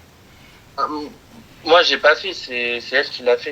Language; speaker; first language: French; native; French